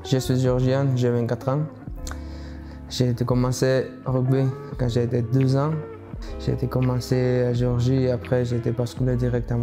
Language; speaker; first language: French; non-native, learner; Georgian